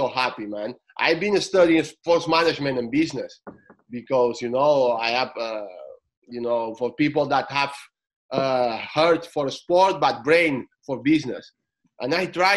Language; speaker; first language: English; non-native, fluent; Spanish